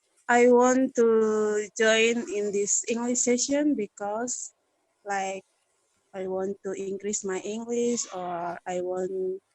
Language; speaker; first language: English; non-native, learner; Indonesian